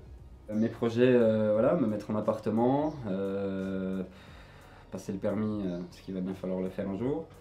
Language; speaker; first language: French; native; French